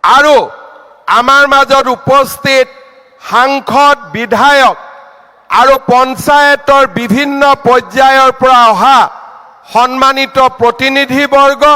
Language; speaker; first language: Assamese; native; Assamese